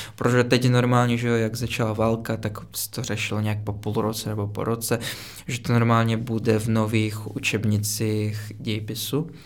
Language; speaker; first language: Czech; non-native, fluent; Russian